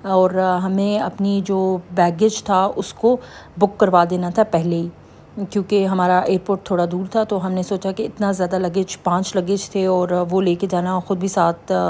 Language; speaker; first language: Urdu; native; Urdu